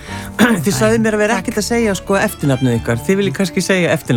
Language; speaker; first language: Icelandic; native; Icelandic